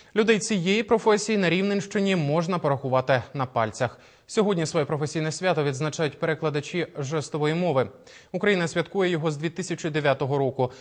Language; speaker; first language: Ukrainian; native; Ukrainian